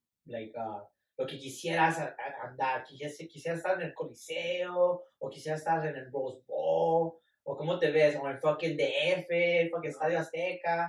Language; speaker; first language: Spanish; early bilingual, other home language; English